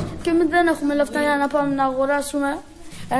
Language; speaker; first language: Greek; early bilingual, other home language; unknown